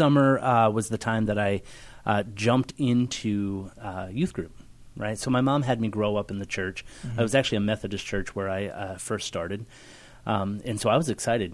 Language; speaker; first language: English; native; English